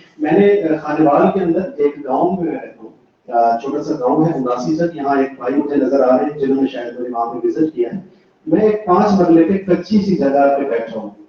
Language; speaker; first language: Urdu; non-native, local second language; Punjabi